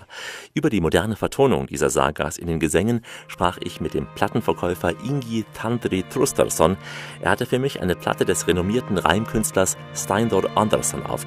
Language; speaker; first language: German; native; German